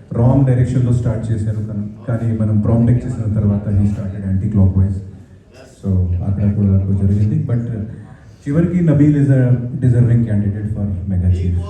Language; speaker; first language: Telugu; non-native, fluent; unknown